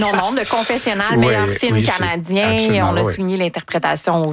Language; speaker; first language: French; native; French